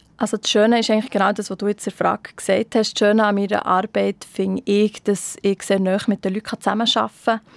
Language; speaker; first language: German; native; German